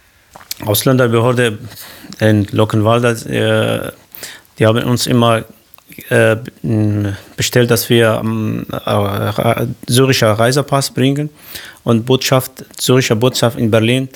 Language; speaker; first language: German; non-native, local second language; Kurdish